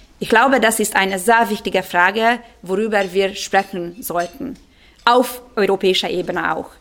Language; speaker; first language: German; non-native, fluent; Hungarian